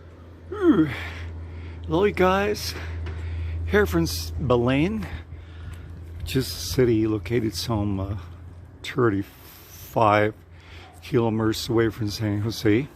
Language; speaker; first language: English; non-native, fluent; Spanish